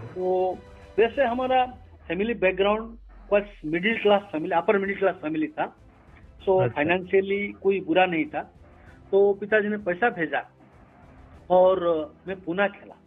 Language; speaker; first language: Hindi; non-native, local second language; Odia